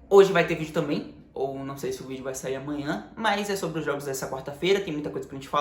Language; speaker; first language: Portuguese; native; Portuguese